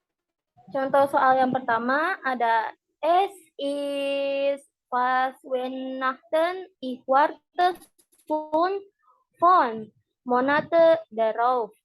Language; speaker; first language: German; non-native, learner; Indonesian